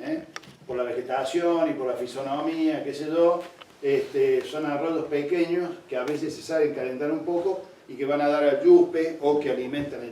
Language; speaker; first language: Spanish; native; Spanish